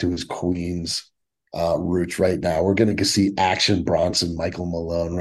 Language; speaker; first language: English; native; English